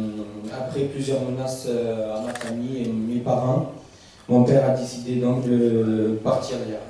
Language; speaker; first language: French; non-native, fluent; Arabic